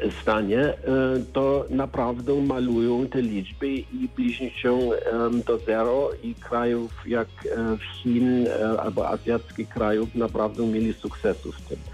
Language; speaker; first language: Polish; non-native, learner; German